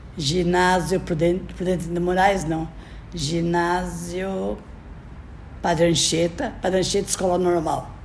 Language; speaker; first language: Portuguese; native; Portuguese